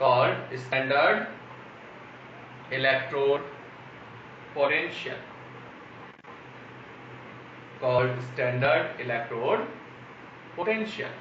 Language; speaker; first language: English; non-native, local second language; Hindi